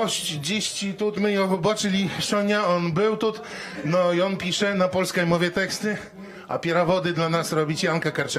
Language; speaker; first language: Polish; non-native, learner; Belarusian